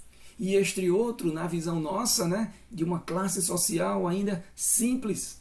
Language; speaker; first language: Portuguese; native; Portuguese